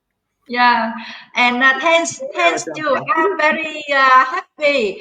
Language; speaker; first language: English; non-native, learner; Vietnamese